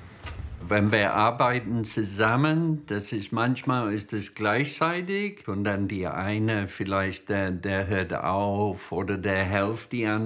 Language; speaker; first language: German; non-native, fluent; English